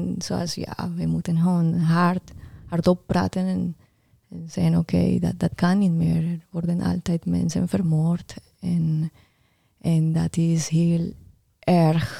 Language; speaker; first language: Dutch; non-native, learner; Spanish